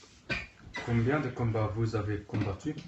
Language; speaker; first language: French; non-native, learner; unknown